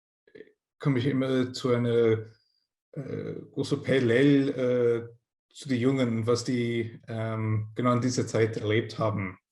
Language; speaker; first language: German; non-native, fluent; English